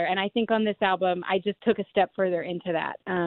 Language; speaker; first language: English; native; English